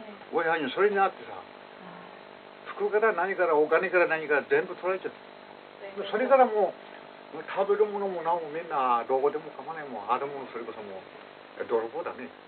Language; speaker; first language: Japanese; native; Japanese